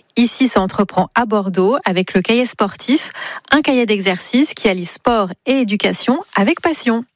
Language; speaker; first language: French; native; French